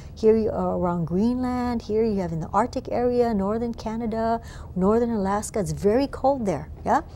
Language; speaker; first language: English; native; English